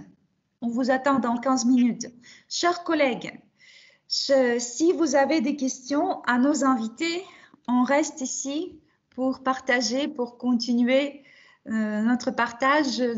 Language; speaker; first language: French; non-native, fluent; Russian